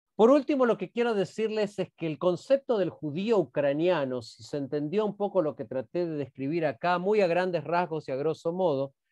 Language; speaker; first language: Spanish; native; Spanish